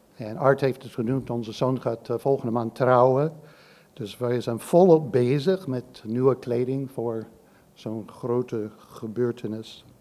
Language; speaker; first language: Dutch; non-native, fluent; English